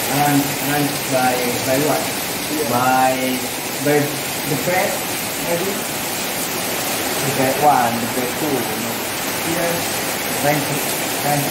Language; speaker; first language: English; non-native, learner; Indonesian